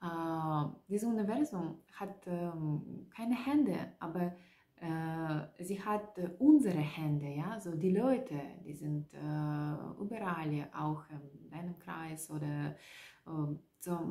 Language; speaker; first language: German; non-native, learner; Russian